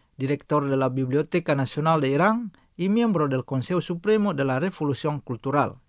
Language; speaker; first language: Spanish; non-native, fluent; Indonesian